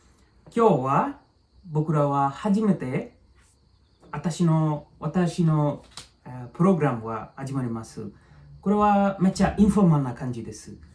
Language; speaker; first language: Japanese; non-native, learner; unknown